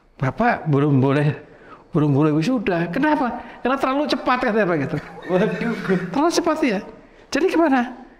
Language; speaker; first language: Indonesian; native; Indonesian